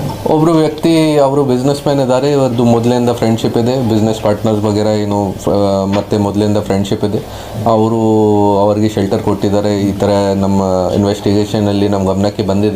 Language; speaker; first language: Kannada; non-native, fluent; Hindi